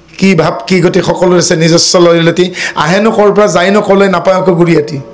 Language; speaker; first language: Assamese; non-native, local second language; Bodo